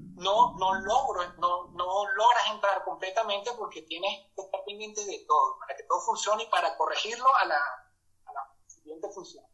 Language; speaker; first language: Spanish; native; Spanish